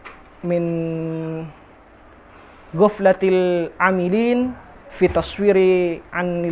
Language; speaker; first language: Arabic; non-native, fluent; Indonesian